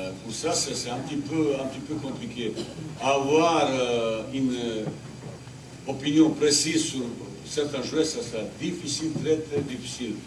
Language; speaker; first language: French; non-native, learner; Bosnian